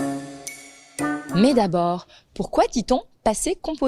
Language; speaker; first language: French; native; French